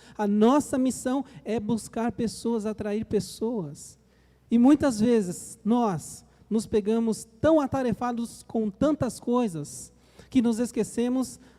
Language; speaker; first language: Portuguese; native; Portuguese